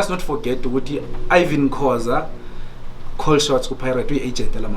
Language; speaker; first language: English; non-native, local second language; Zulu